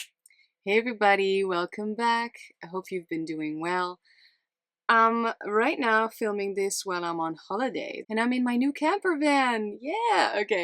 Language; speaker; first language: English; non-native, fluent; Dutch